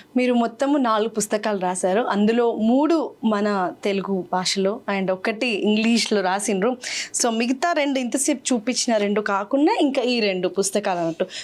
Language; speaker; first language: Telugu; native; Telugu